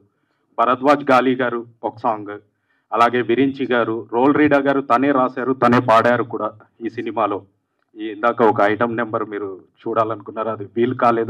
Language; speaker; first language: Telugu; native; Telugu